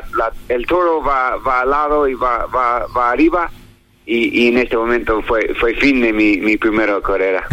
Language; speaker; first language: Spanish; non-native, learner; English